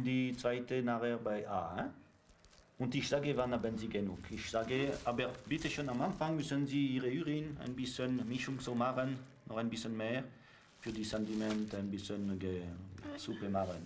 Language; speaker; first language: German; non-native, learner; French